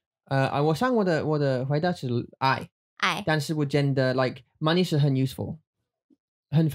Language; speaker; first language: Chinese; non-native, learner; English